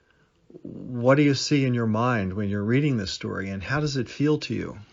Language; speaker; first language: English; native; English